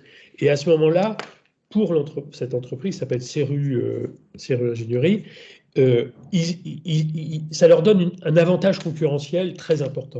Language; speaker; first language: French; native; French